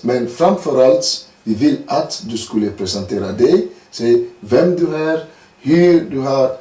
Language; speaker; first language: Swedish; non-native, learner; French